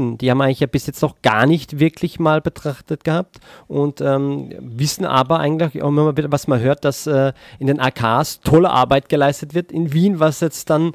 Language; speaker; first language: German; native; German